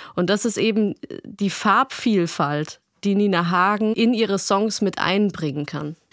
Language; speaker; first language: German; native; German